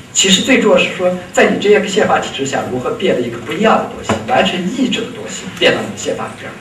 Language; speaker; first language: Chinese; native; Chinese